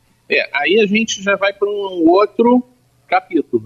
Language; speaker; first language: Portuguese; native; Portuguese